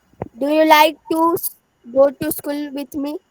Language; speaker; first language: English; non-native, learner; Marathi